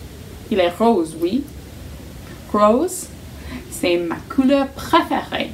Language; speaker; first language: French; non-native, fluent; English